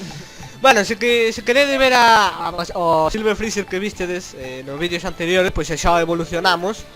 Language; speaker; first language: Galician; non-native, local second language; Spanish